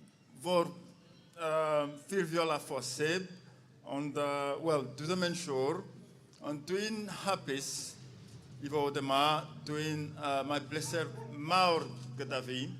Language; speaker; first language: Welsh; non-native, fluent; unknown